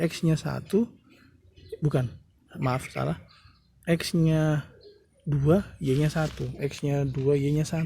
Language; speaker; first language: Indonesian; native; Indonesian